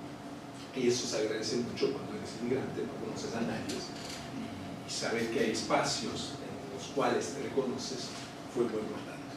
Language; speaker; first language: Spanish; non-native, fluent; Italian